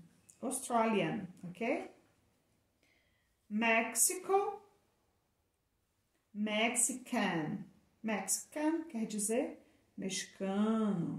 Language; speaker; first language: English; non-native, fluent; Portuguese